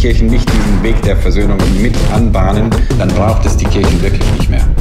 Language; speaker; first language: German; native; German